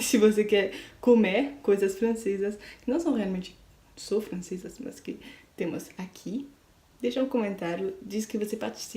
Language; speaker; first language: Portuguese; non-native, learner; French